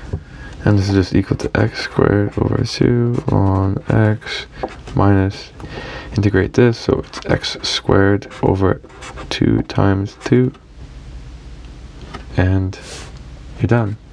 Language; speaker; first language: English; native; English